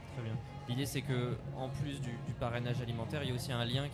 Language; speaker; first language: French; native; French